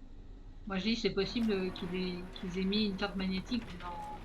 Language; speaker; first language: French; native; French